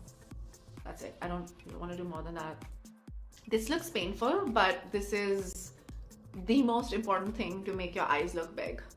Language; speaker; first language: English; non-native, local second language; Hindi